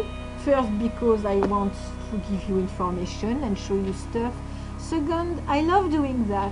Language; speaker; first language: English; non-native, fluent; French